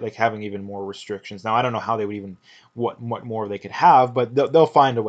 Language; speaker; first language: English; native; English